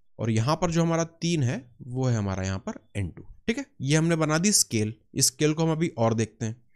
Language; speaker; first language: Hindi; native; Hindi